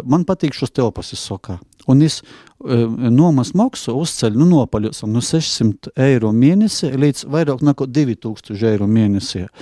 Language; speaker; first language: Latvian; non-native, local second language; Russian